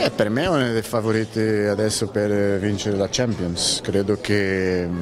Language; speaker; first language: Italian; non-native, fluent; Portuguese